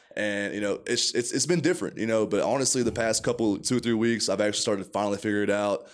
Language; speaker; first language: English; native; English